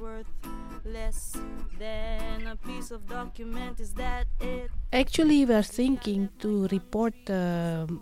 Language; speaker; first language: English; non-native, fluent; Indonesian